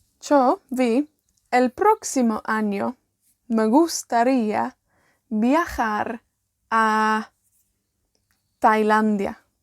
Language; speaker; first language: Spanish; non-native, fluent; Welsh